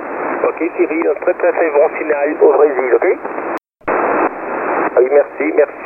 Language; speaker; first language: French; non-native, fluent; Portuguese